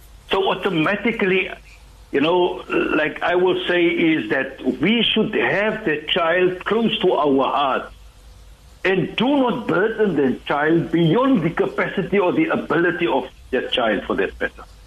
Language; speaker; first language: English; non-native, local second language; Afrikaans